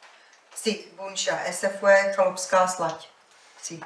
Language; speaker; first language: Spanish; non-native, fluent; Czech